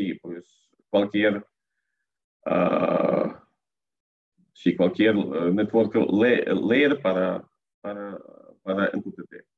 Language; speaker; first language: Spanish; non-native, learner; Russian